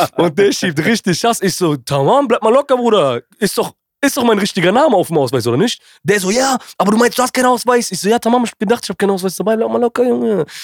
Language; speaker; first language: German; early bilingual, other home language; Arabic